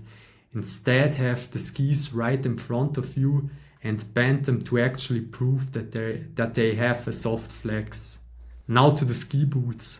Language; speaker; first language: English; non-native, fluent; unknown